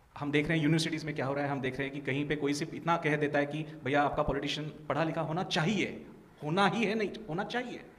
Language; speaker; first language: Hindi; non-native, local second language; Marathi